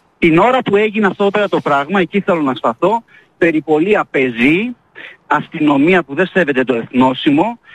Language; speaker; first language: Greek; early bilingual, heritage; Greek